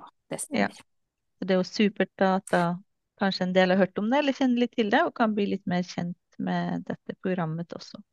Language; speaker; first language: Norwegian; native; Norwegian